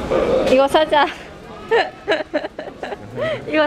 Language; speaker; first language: Korean; non-native, fluent; Vietnamese